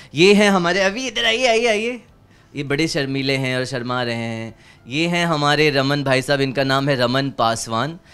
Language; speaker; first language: Hindi; native; Hindi